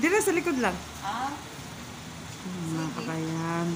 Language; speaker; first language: Filipino; non-native, local second language; Cebuano